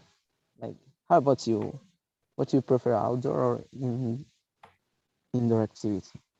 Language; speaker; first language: English; non-native, learner; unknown